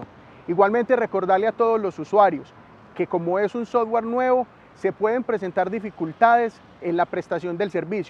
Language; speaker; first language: Spanish; native; Spanish